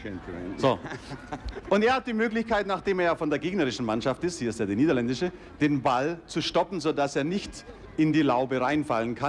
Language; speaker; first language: German; native; German